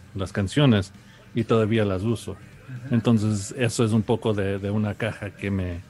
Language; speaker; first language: Spanish; early bilingual, heritage; Spanish